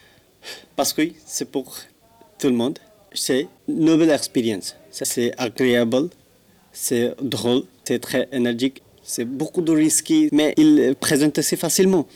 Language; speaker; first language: French; non-native, learner; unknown